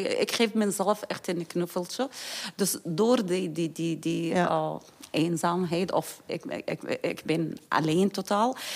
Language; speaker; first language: Dutch; non-native, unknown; Arabic